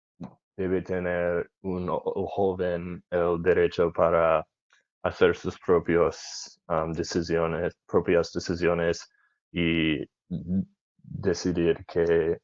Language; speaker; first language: Spanish; non-native, learner; English